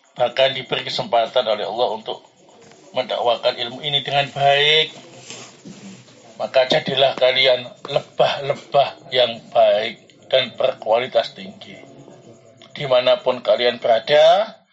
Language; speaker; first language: Indonesian; non-native, local second language; Javanese